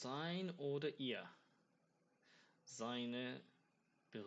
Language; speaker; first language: German; non-native, fluent; Turkish